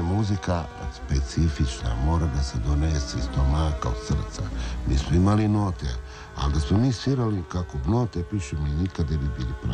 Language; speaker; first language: Serbian; non-native, local second language; Romany